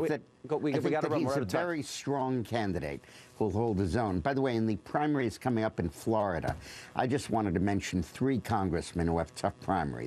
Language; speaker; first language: English; native; English